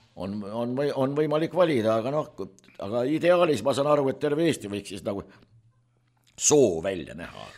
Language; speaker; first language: Estonian; native; Estonian